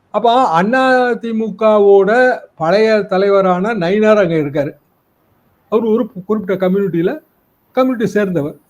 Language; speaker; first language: Tamil; native; Tamil